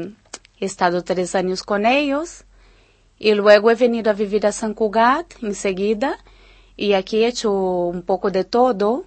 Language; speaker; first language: Spanish; non-native, fluent; Portuguese